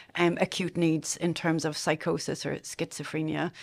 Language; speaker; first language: English; native; English